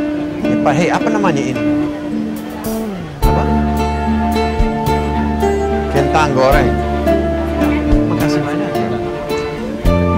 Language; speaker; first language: Indonesian; non-native, fluent; English